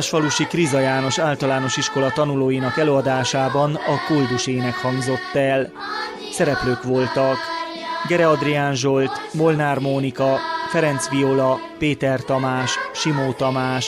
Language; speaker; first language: Hungarian; native; Hungarian